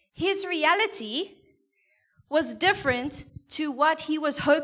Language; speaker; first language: English; native; English